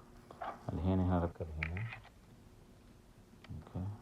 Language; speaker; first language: Arabic; non-native, learner; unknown